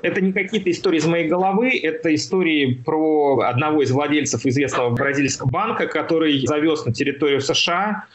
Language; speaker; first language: Russian; native; Russian